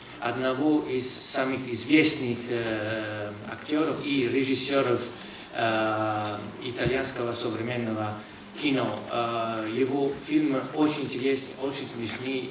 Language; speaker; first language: Russian; non-native, fluent; Italian